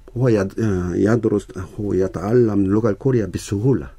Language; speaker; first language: Arabic; non-native, learner; Korean